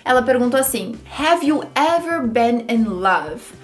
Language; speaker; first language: English; non-native, fluent; Portuguese